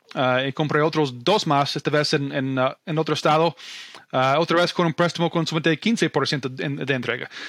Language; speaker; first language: Spanish; non-native, fluent; English